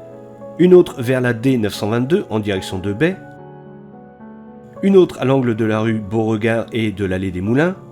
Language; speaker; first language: French; native; French